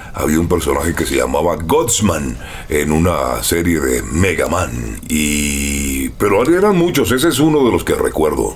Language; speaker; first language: Spanish; native; Spanish